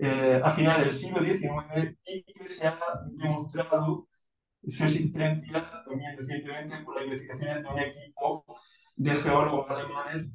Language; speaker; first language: Spanish; native; Spanish